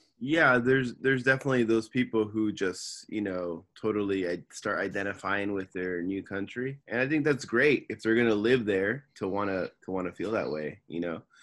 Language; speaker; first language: English; native; English